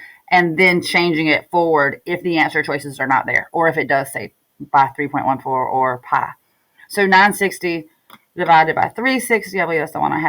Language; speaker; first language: English; native; English